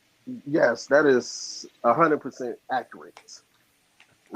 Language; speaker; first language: English; native; English